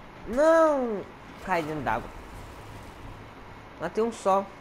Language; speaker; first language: Portuguese; native; Portuguese